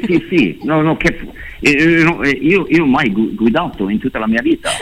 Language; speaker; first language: Italian; non-native, learner; Norwegian